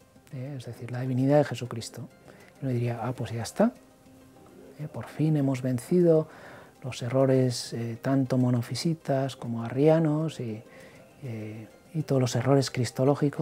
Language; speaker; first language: Spanish; native; Spanish